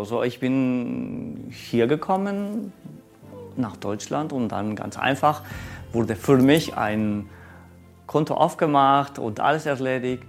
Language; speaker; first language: German; non-native, learner; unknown